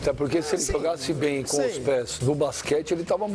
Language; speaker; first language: Portuguese; native; Portuguese